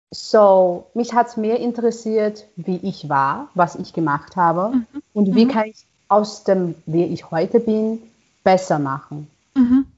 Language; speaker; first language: German; non-native, fluent; Chinese